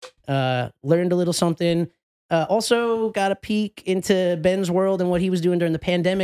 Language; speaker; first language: English; native; English